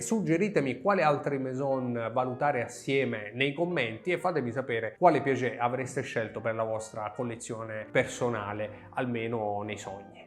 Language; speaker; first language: Italian; native; Italian